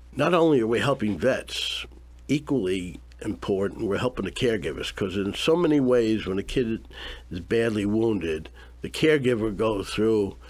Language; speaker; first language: English; native; English